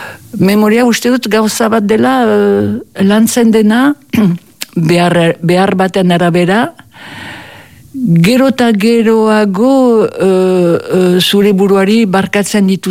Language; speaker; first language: Basque; native; Basque